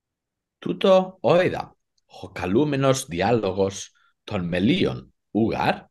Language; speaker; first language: Greek; non-native, fluent; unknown